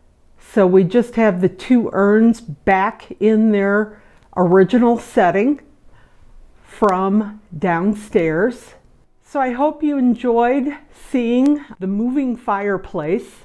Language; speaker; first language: English; native; English